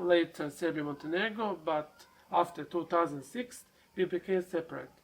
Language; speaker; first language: English; non-native, learner; Serbian